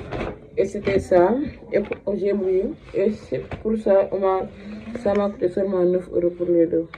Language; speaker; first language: French; non-native, fluent; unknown